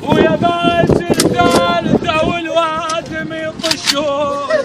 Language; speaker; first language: Arabic; native; Arabic